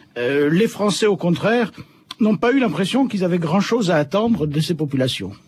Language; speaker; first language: French; native; French